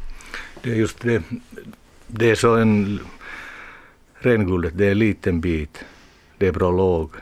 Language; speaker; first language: Swedish; non-native, learner; Finnish